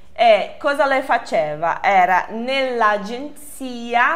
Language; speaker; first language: Italian; non-native, fluent; Portuguese